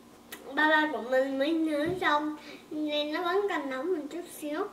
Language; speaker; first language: Vietnamese; early bilingual, heritage; Vietnamese